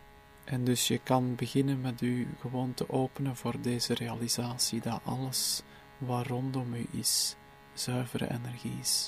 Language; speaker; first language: Dutch; native; Dutch